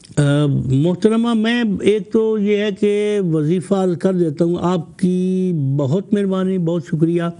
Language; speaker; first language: Urdu; non-native, local second language; Punjabi